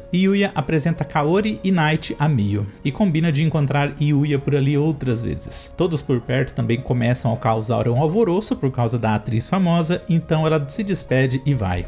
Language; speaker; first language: Portuguese; native; Portuguese